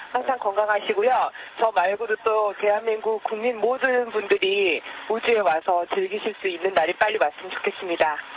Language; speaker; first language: Korean; native; Korean